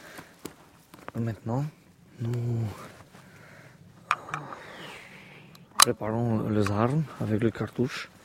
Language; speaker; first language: French; non-native, learner; Romanian